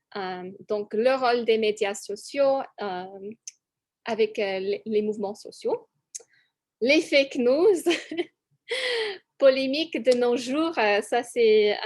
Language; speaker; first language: French; non-native, fluent; English